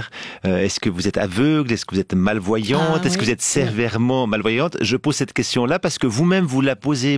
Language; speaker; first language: French; native; French